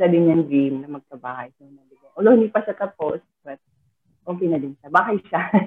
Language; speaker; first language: Filipino; non-native, local second language; Cebuano